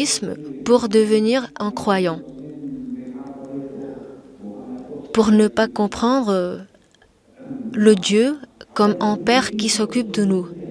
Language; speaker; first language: French; non-native, fluent; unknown